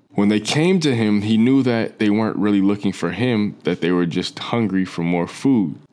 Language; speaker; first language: English; native; English